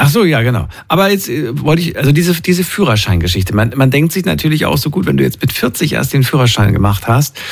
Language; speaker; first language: German; native; German